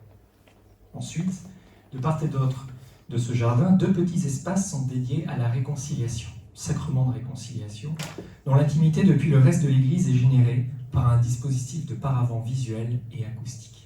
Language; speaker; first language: French; native; French